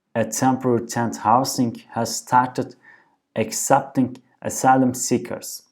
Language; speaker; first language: English; non-native, fluent; Turkish